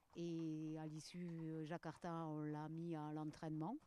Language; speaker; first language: French; native; French